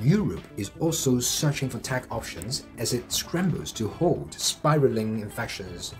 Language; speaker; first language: English; non-native, local second language; Cantonese